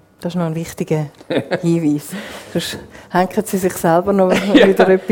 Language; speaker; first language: German; native; German